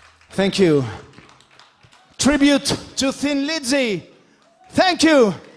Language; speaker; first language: English; non-native, learner; French